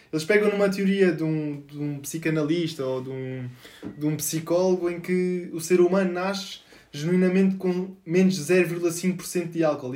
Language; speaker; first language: Portuguese; native; Portuguese